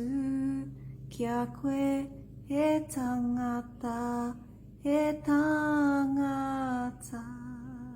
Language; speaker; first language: Māori; non-native, local second language; English